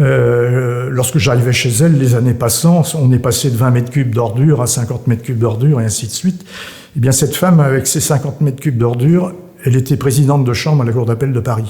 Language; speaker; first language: French; native; French